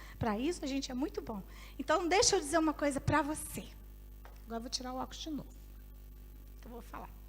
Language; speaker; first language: Portuguese; native; Portuguese